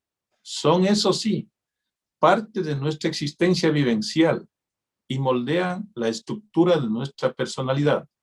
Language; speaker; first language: Spanish; native; Spanish